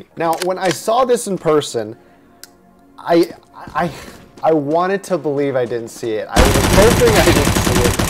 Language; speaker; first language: English; native; English